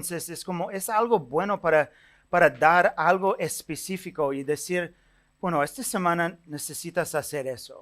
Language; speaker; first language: Spanish; non-native, fluent; English